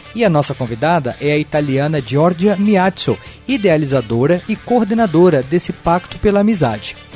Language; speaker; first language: Portuguese; native; Portuguese